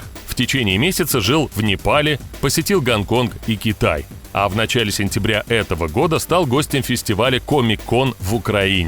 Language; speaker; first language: Russian; native; Russian